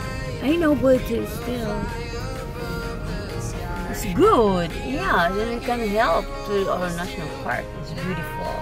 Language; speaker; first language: English; non-native, learner; Filipino